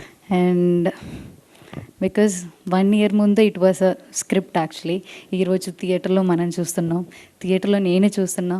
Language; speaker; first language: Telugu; non-native, learner; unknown